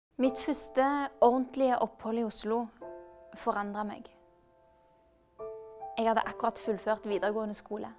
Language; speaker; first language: Norwegian; early bilingual, other home language; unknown